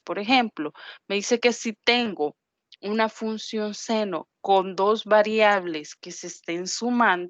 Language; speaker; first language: Spanish; native; Spanish